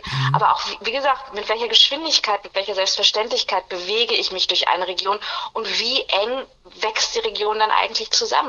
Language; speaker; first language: German; native; German